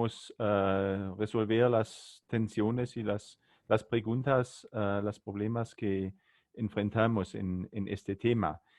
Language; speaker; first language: Spanish; non-native, learner; German